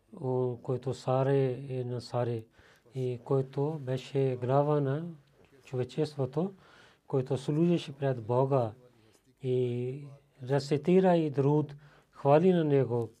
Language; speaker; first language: Bulgarian; non-native, learner; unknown